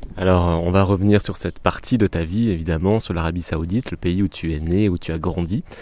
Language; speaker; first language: French; native; French